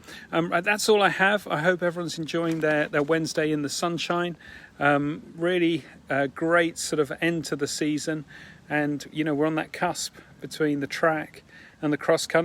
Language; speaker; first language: English; native; English